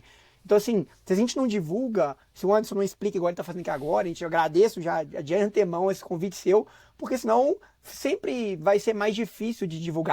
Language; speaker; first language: Portuguese; native; Portuguese